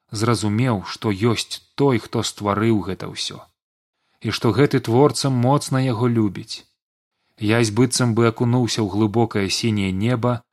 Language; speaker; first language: Belarusian; native; Belarusian